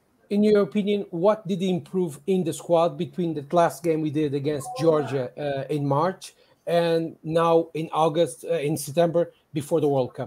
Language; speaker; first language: English; non-native, fluent; Portuguese